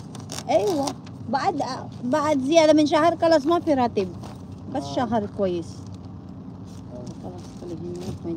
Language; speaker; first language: Arabic; non-native, learner; Filipino